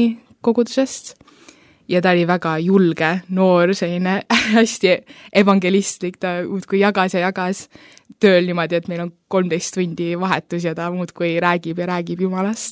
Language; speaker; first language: Estonian; early bilingual, heritage; Estonian